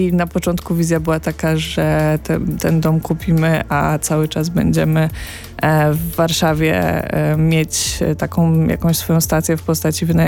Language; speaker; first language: Polish; native; Polish